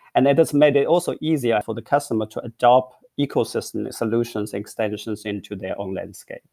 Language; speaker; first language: English; non-native, fluent; Chinese